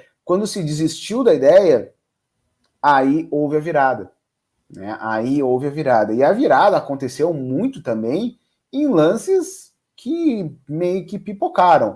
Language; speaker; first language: Portuguese; native; Portuguese